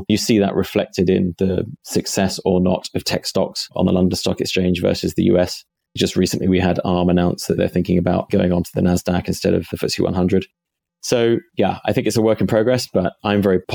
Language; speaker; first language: English; native; English